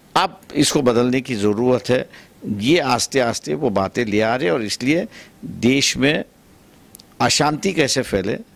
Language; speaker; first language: Hindi; non-native, local second language; Marathi